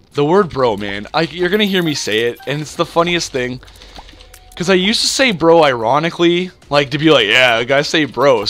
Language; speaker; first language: English; native; English